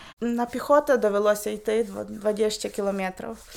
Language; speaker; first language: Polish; non-native, learner; Ukrainian